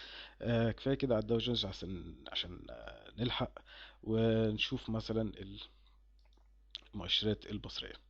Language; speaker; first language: Arabic; native; Arabic